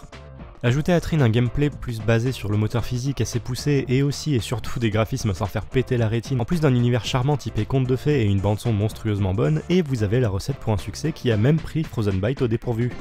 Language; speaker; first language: French; native; French